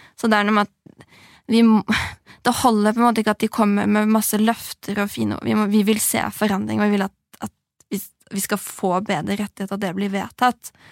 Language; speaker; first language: Norwegian; native; Norwegian